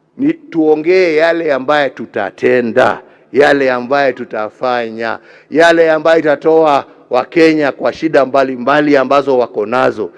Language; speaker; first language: Swahili; non-native, local second language; Kikuyu